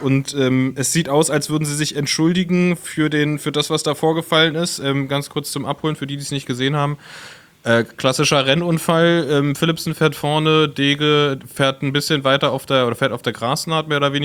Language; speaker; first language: German; native; German